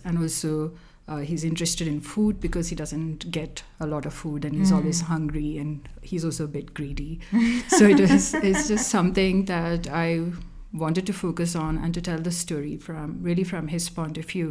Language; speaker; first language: English; non-native, local second language; Malayalam